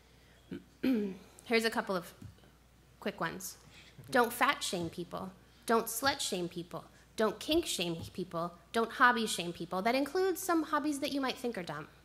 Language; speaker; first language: English; native; English